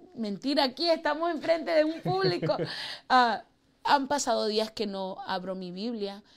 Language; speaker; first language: Spanish; early bilingual, heritage; Spanish